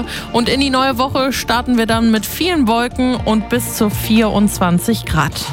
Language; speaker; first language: German; native; German